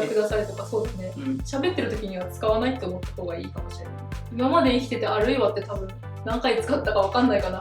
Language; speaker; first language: Japanese; native; Japanese